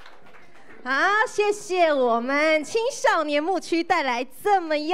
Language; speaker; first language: Chinese; native; Chinese